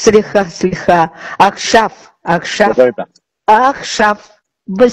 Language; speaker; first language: Hebrew; non-native, learner; Russian